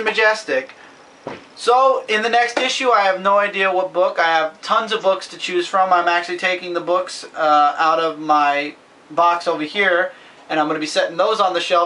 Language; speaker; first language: English; native; English